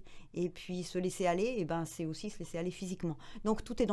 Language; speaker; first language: French; native; French